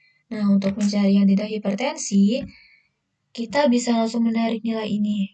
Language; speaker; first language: Indonesian; native; Indonesian